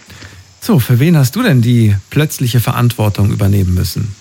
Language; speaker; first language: German; native; German